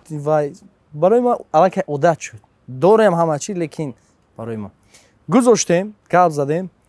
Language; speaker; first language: Tajik; native; Tajik